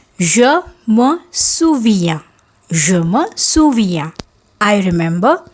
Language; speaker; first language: French; non-native, fluent; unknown